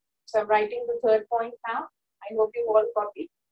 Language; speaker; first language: English; non-native, local second language; Hindi